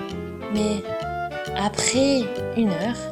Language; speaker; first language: French; non-native, fluent; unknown